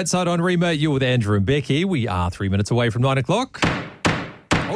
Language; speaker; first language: English; native; English